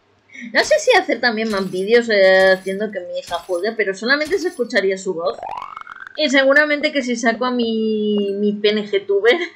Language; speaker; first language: Spanish; native; Spanish